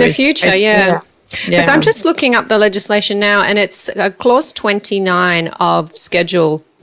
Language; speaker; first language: English; native; English